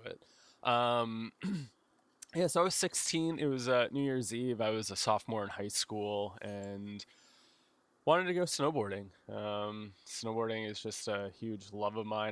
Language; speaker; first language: English; native; English